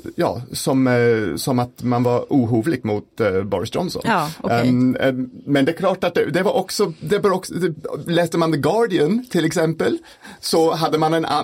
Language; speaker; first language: Swedish; non-native, fluent; English